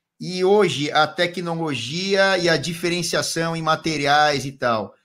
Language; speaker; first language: Portuguese; native; Portuguese